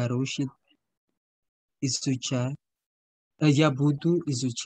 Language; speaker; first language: Russian; non-native, learner; Indonesian